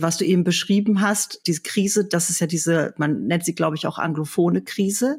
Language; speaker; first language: German; native; German